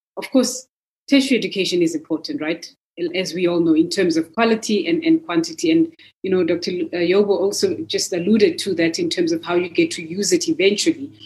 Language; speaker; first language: English; non-native, local second language; Zulu